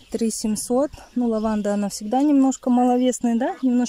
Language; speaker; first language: Russian; native; Russian